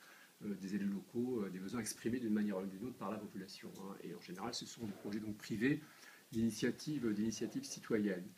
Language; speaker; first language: French; native; French